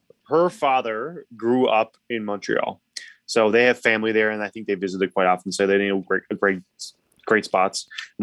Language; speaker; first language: English; native; English